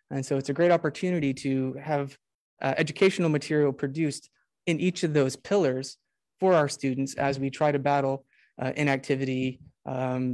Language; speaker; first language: English; native; English